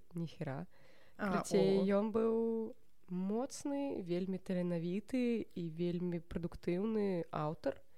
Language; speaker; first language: Belarusian; non-native, local second language; Russian